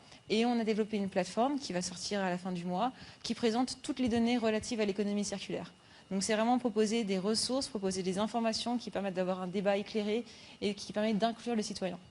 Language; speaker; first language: French; native; French